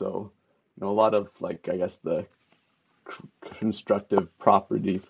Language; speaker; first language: English; native; English